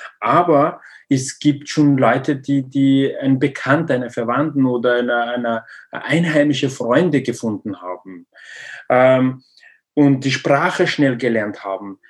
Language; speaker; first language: German; non-native, learner; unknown